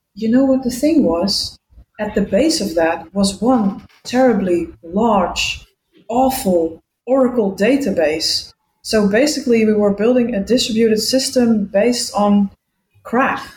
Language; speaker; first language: English; non-native, fluent; Dutch